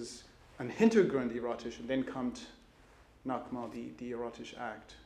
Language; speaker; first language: German; non-native, learner; English